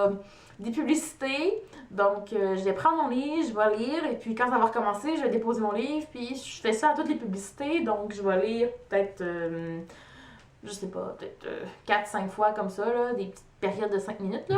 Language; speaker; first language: French; native; French